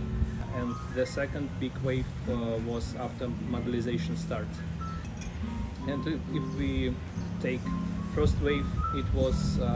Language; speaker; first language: English; non-native, learner; Russian